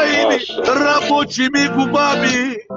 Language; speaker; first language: Russian; native; Russian